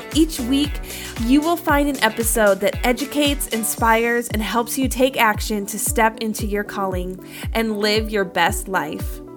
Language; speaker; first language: English; non-native, fluent; Spanish